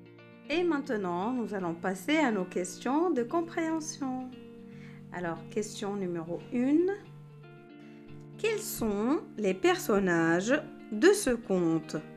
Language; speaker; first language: French; non-native, local second language; Arabic